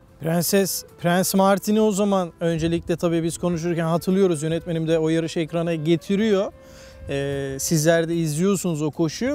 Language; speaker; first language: Turkish; native; Turkish